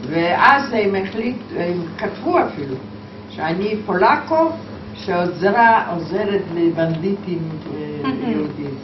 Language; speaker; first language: Hebrew; non-native, fluent; Polish